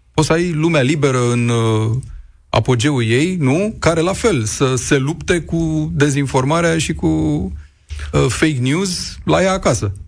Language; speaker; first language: Romanian; native; Romanian